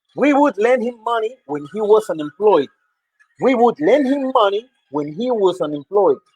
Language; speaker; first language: English; non-native, fluent; Spanish